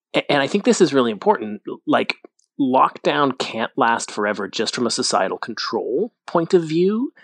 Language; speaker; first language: English; native; English